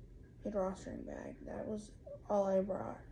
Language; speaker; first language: English; native; English